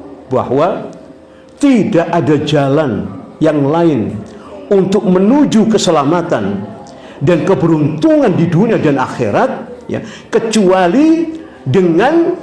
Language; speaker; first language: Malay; non-native, local second language; Javanese